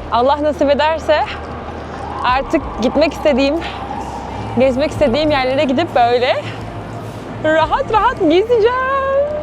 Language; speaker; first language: Turkish; native; Turkish